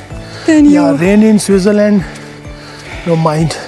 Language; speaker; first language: English; non-native, learner; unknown